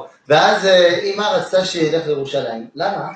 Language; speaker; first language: Hebrew; non-native, fluent; French